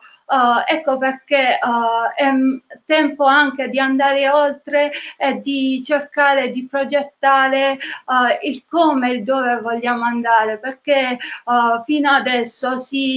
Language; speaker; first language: Italian; native; Italian